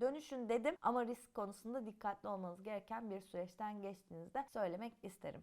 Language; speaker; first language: Turkish; native; Turkish